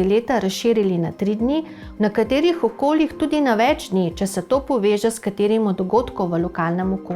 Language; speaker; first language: Slovenian; native; Slovenian